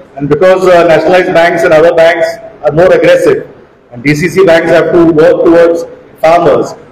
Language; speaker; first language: English; non-native, local second language; Marathi